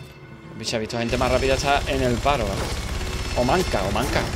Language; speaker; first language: Spanish; native; Spanish